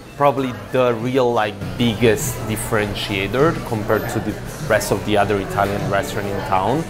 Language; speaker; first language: English; non-native, fluent; Italian